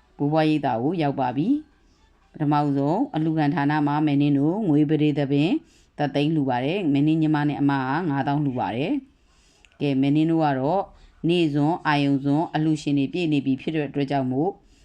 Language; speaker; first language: Burmese; native; Burmese